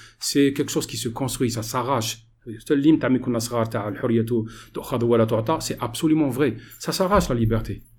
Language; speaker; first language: French; non-native, local second language; Arabic